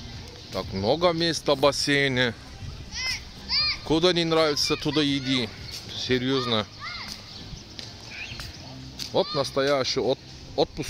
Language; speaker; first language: Russian; non-native, learner; Turkish